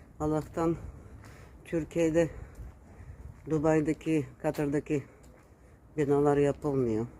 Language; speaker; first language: Turkish; early bilingual, heritage; Turkish